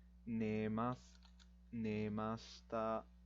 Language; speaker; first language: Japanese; non-native, fluent; Spanish